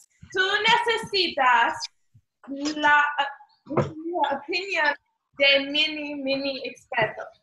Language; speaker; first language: Spanish; non-native, learner; English